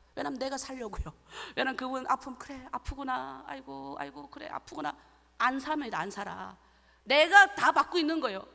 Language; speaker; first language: Korean; native; Korean